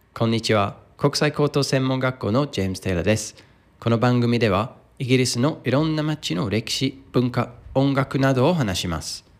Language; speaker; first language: Japanese; non-native, fluent; English